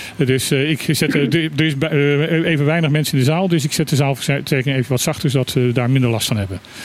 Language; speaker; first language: Dutch; non-native, local second language; Papiamento